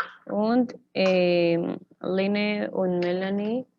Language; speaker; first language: German; non-native, learner; Spanish